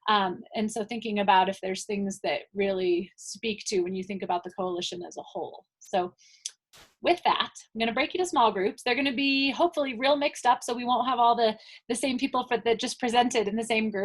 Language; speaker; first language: English; native; English